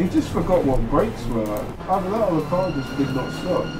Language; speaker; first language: English; native; English